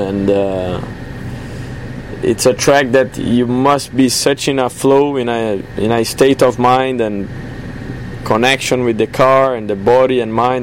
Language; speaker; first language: English; non-native, fluent; Portuguese